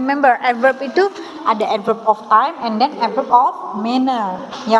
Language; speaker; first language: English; non-native, learner; Indonesian